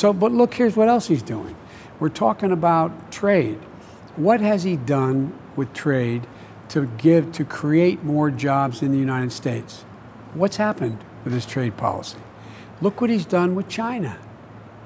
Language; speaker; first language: English; native; English